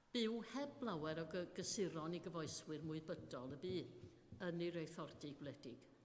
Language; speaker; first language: Welsh; native; Welsh